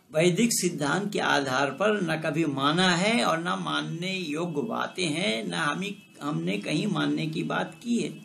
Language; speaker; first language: Hindi; non-native, local second language; Bangla